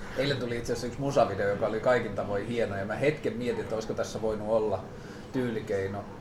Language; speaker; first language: Finnish; native; Finnish